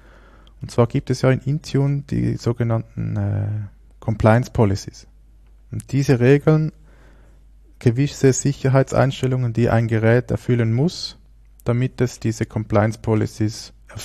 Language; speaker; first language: German; native; German